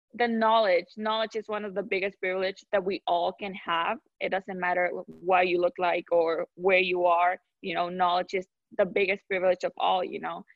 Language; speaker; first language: English; non-native, fluent; Spanish